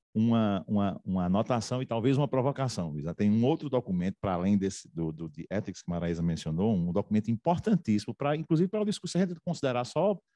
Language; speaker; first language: Portuguese; native; Portuguese